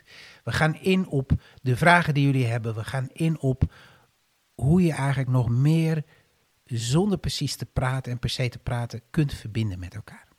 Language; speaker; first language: Dutch; native; Dutch